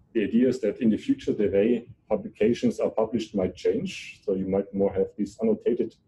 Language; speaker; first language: English; non-native, fluent; German